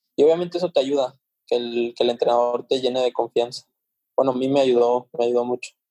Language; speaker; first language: Spanish; native; Spanish